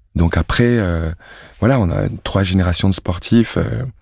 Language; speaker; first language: French; native; French